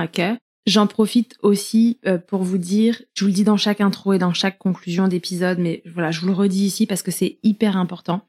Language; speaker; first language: French; native; French